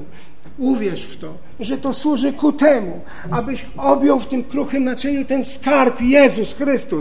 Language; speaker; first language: Polish; native; Polish